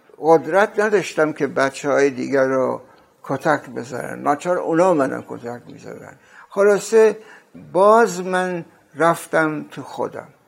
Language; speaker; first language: Persian; native; Persian